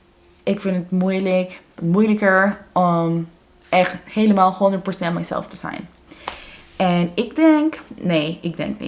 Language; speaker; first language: Dutch; non-native, fluent; Spanish